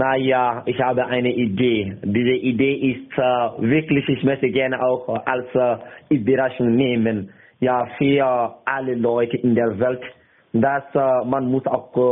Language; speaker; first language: German; non-native, learner; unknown